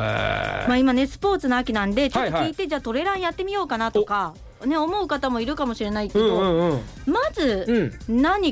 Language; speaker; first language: Japanese; native; Japanese